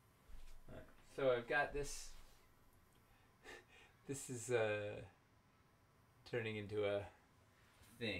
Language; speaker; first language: English; native; English